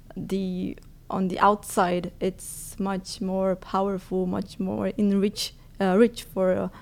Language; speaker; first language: English; non-native, fluent; Portuguese